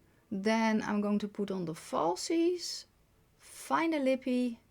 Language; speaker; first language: English; non-native, fluent; Dutch